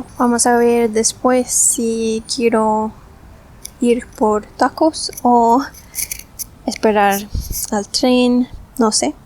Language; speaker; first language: Spanish; non-native, fluent; English